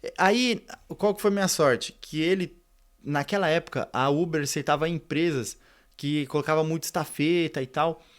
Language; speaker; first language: Portuguese; native; Portuguese